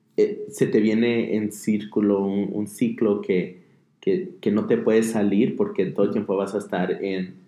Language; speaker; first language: Spanish; early bilingual, heritage; Spanish